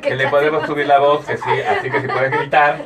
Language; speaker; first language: Spanish; native; Spanish